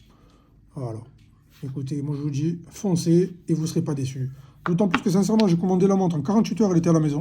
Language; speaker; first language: French; native; French